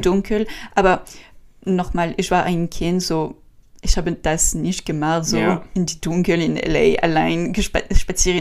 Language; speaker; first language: German; non-native, learner; French